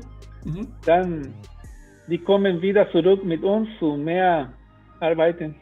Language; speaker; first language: German; non-native, learner; Spanish